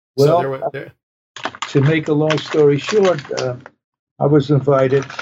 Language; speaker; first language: English; early bilingual, other home language; Polish